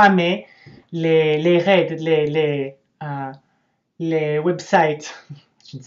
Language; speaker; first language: French; non-native, learner; English